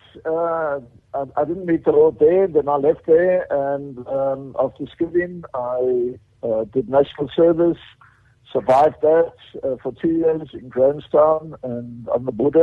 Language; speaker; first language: English; native; English